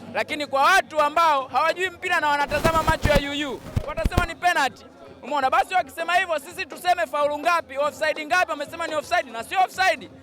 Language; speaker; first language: Swahili; native; Swahili